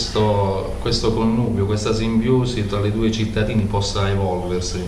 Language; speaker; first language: Italian; native; Italian